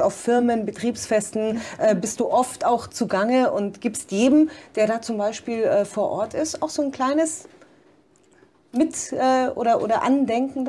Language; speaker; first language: German; native; German